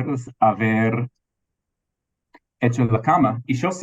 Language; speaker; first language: Spanish; non-native, fluent; English